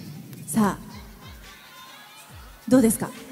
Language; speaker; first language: Japanese; native; Japanese